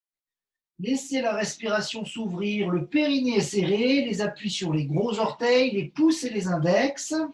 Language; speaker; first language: French; native; French